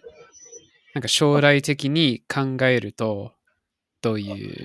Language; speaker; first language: Japanese; non-native, fluent; English